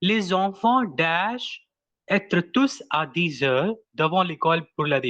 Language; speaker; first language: French; non-native, fluent; Hindi